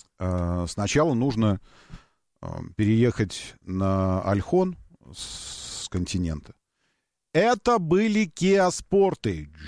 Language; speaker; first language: Russian; native; Russian